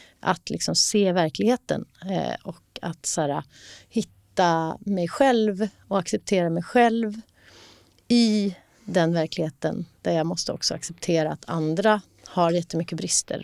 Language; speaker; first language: Swedish; native; Swedish